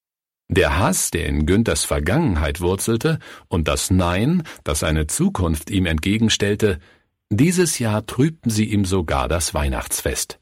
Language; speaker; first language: German; native; German